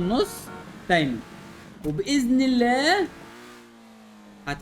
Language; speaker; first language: Arabic; native; Arabic